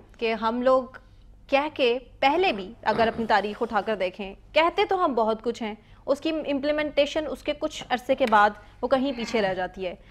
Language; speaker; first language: Urdu; native; Urdu